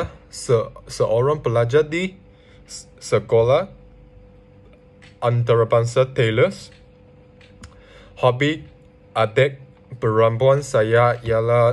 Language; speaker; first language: Indonesian; non-native, learner; Chinese